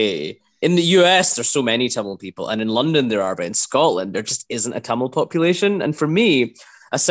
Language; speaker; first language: English; native; English